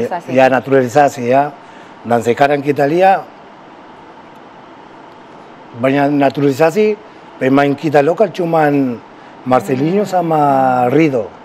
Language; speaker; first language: Indonesian; non-native, fluent; Spanish